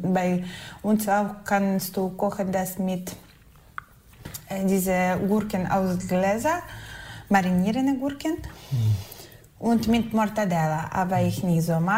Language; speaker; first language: German; non-native, learner; Ukrainian